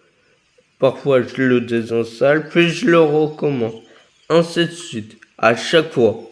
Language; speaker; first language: French; native; French